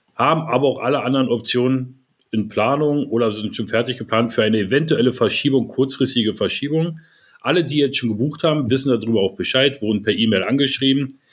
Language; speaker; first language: German; native; German